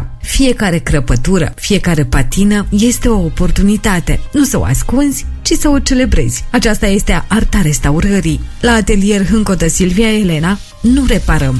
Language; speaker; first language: Romanian; native; Romanian